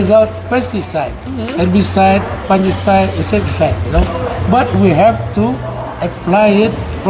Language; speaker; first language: English; non-native, learner; Indonesian